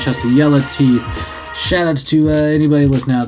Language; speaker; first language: English; native; English